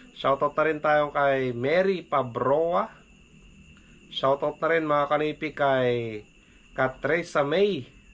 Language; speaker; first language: Filipino; native; Filipino